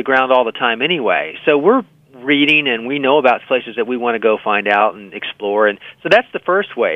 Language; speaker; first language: English; native; English